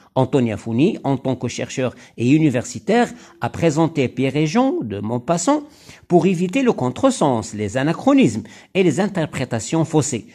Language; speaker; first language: French; non-native, local second language; Arabic